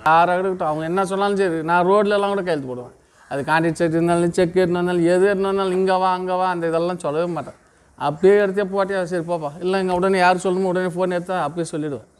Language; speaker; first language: Tamil; non-native, local second language; Marathi